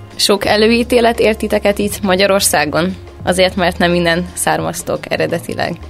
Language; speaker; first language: Hungarian; native; Hungarian